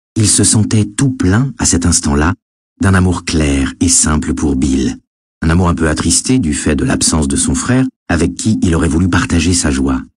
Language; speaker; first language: French; native; French